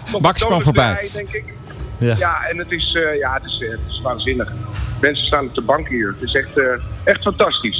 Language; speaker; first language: Dutch; native; Dutch